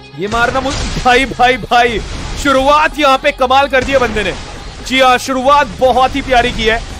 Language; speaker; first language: Hindi; native; Hindi